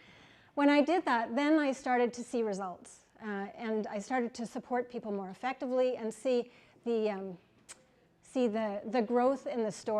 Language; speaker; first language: English; native; English